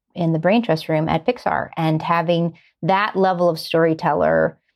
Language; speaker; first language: English; native; English